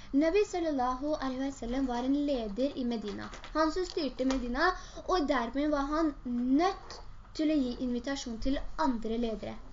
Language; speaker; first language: Norwegian; early bilingual, other home language; Urdu